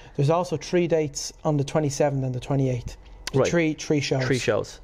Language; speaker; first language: English; native; English